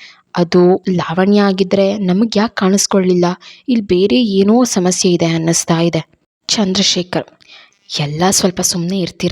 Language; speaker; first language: Kannada; native; Kannada